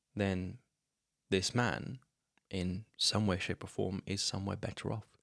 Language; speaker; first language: English; non-native, fluent; Slovenian